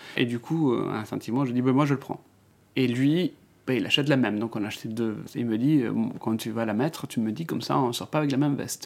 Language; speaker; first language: French; non-native, fluent; Spanish